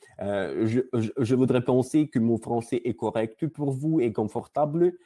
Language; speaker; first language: French; non-native, learner; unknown